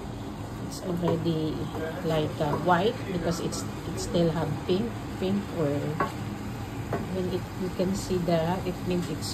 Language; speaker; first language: English; non-native, learner; Filipino